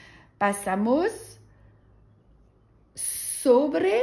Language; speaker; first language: Spanish; non-native, learner; French